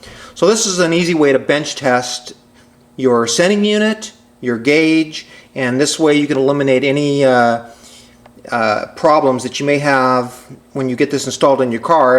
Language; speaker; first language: English; native; English